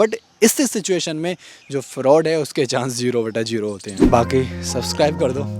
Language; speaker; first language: Hindi; native; Hindi